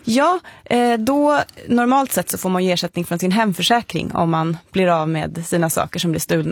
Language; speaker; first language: Swedish; native; Swedish